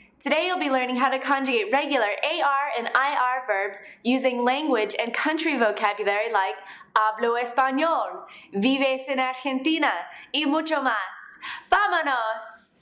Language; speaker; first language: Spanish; non-native, fluent; English